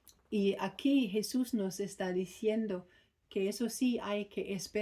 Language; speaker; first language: Spanish; non-native, fluent; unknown